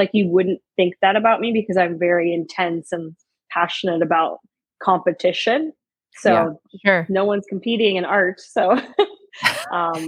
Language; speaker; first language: English; native; English